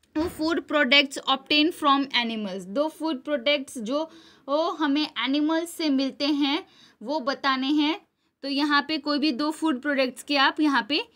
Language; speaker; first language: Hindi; non-native, local second language; Gujarati